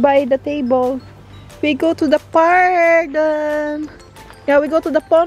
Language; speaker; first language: English; non-native, learner; Filipino